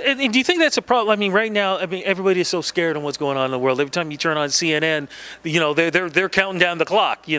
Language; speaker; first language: English; native; English